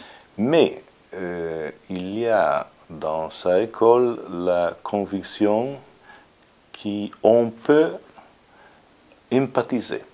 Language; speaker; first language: French; non-native, fluent; Italian